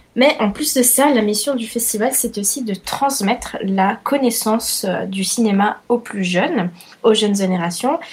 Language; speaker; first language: French; non-native, fluent; Italian